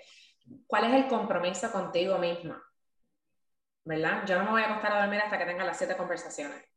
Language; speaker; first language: Spanish; native; Spanish